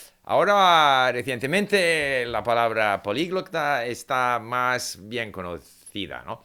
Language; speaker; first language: Spanish; non-native, fluent; English